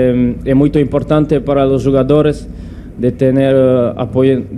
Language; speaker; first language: Portuguese; non-native, learner; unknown